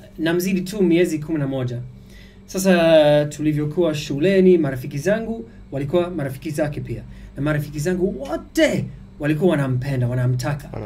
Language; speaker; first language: Swahili; non-native, fluent; English